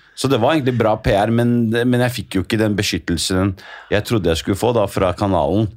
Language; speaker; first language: Norwegian; early bilingual, other home language; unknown